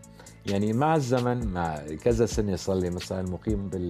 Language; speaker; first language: Arabic; native; Arabic